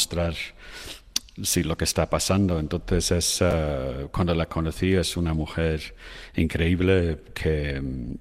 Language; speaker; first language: Spanish; non-native, fluent; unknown